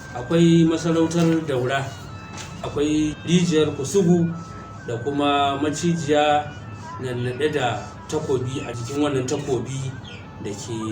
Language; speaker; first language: Hausa; native; Hausa